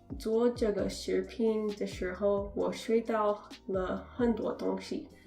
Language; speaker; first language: Chinese; non-native, learner; English